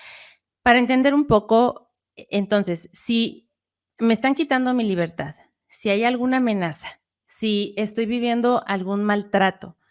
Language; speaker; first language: Spanish; native; Spanish